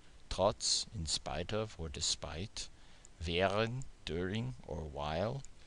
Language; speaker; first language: English; native; English